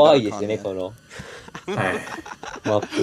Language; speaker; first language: Japanese; native; Japanese